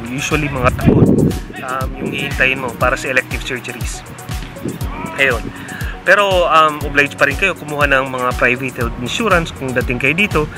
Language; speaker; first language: Filipino; non-native, local second language; Bikol